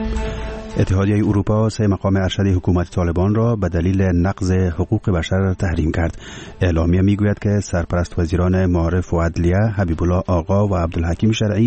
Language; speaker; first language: Persian; native; Persian